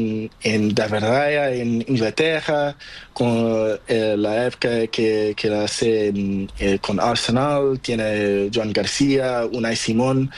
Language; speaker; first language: Spanish; non-native, learner; Portuguese